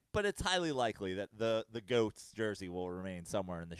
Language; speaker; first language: English; native; English